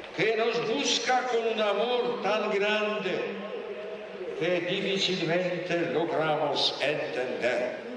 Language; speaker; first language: Spanish; non-native, fluent; Polish